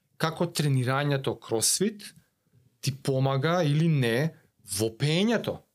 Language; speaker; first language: Macedonian; native; Macedonian